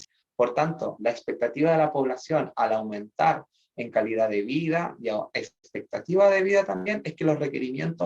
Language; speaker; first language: Spanish; native; Spanish